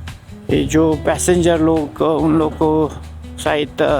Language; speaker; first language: Hindi; non-native, fluent; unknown